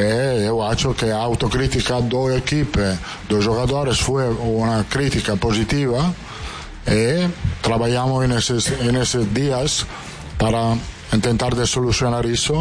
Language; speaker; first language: Portuguese; non-native, fluent; Italian